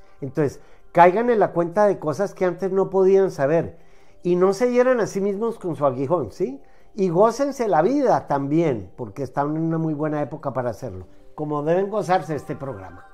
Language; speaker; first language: Spanish; native; Spanish